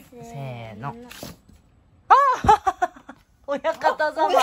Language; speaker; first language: Japanese; native; Japanese